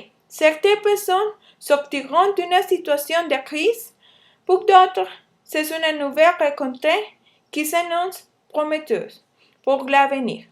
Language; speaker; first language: French; non-native, learner; Spanish